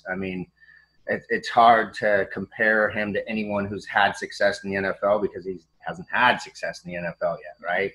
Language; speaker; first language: English; native; English